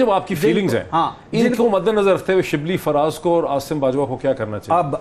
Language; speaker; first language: Urdu; native; Urdu